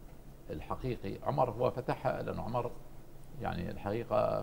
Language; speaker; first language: Arabic; native; Arabic